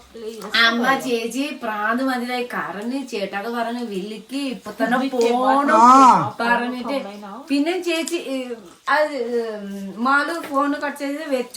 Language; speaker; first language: Malayalam; non-native, learner; Nepali